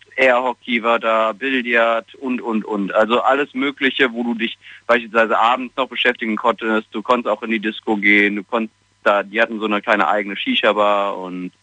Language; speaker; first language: German; non-native, fluent; Italian